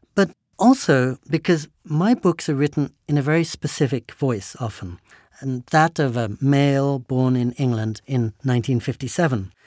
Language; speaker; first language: English; native; English